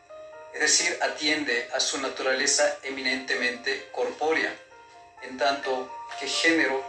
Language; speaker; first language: Spanish; native; Spanish